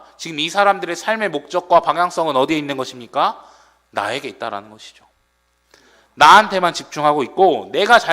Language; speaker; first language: Korean; native; Korean